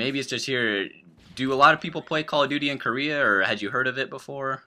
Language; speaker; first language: English; native; English